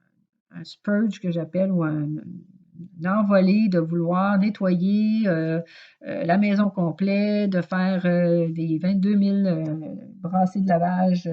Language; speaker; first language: French; native; French